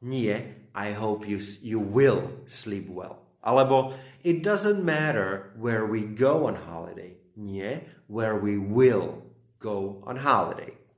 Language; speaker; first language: English; non-native, fluent; Slovak